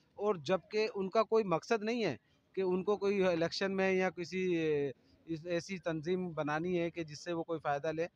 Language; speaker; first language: Urdu; non-native, local second language; Sindhi